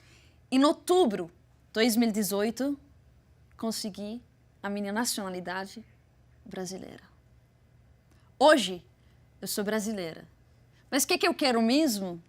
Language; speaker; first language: Portuguese; non-native, fluent; Arabic